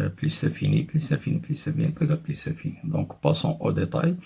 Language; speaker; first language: French; non-native, local second language; Arabic